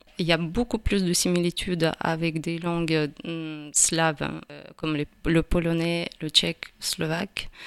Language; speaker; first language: French; non-native, fluent; Ukrainian